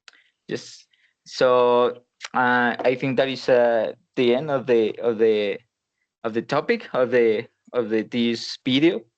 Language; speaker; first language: English; non-native, learner; Spanish